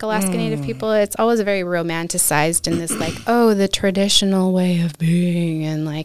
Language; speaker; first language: English; native; English